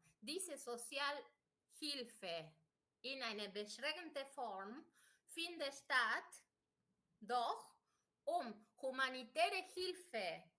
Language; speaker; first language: German; non-native, fluent; Spanish